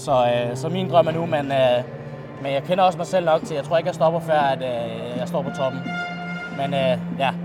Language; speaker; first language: Danish; native; Danish